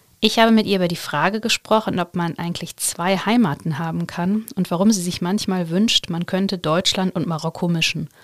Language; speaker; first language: German; native; German